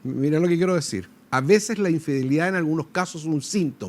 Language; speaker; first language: Spanish; native; Spanish